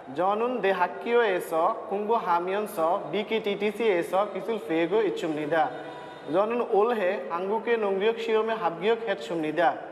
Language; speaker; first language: Korean; non-native, learner; Bangla